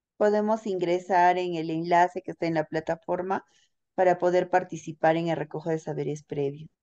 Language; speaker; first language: Spanish; native; Spanish